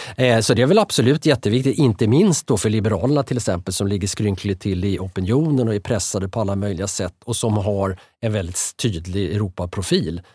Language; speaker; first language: Swedish; native; Swedish